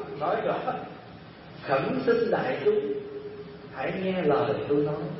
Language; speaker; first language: Vietnamese; early bilingual, heritage; Vietnamese